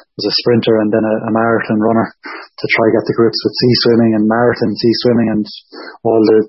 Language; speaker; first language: English; native; English